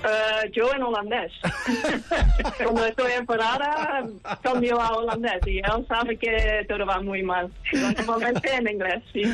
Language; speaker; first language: Spanish; non-native, fluent; Dutch